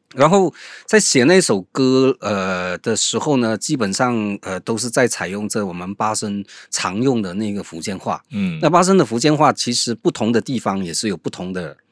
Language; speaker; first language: Chinese; non-native, local second language; Min Nan Chinese